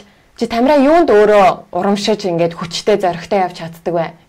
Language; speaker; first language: Mongolian; native; Mongolian